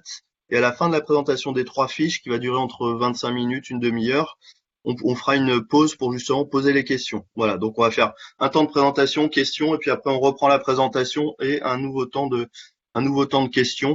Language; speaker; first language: French; native; French